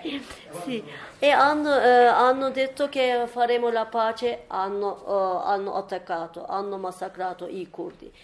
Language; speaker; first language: Italian; non-native, learner; Turkish